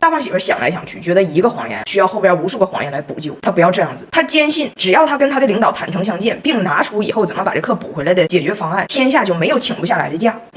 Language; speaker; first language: Chinese; native; Chinese